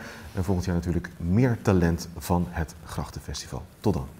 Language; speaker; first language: Dutch; native; Dutch